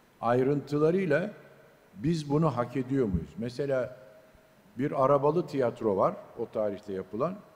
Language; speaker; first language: Turkish; native; Turkish